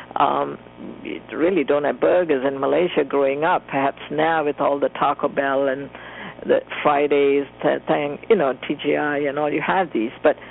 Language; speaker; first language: English; non-native, local second language; Tamil